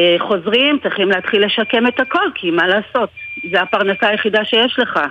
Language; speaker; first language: Hebrew; native; Hebrew